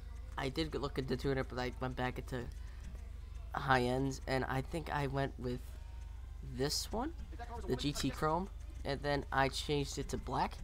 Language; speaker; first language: English; native; English